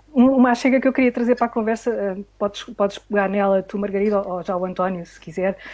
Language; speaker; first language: Portuguese; native; Portuguese